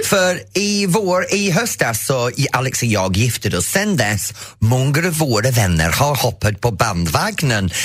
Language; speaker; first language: Swedish; non-native, fluent; English